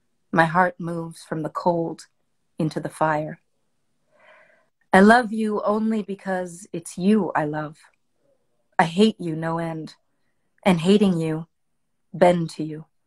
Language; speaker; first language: English; early bilingual, other home language; French